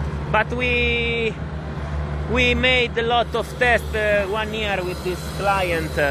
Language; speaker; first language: English; non-native, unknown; Italian